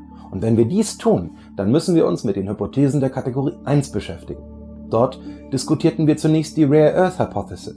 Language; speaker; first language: German; native; German